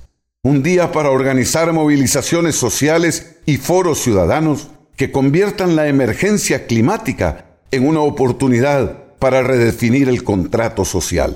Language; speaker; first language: Spanish; native; Spanish